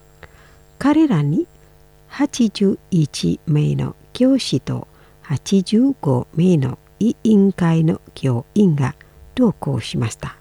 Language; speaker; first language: Japanese; non-native, fluent; Indonesian